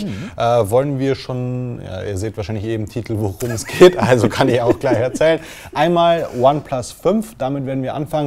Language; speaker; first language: German; native; German